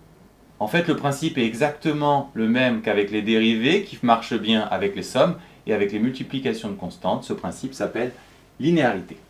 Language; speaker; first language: French; native; French